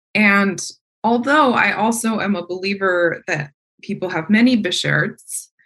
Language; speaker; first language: English; native; English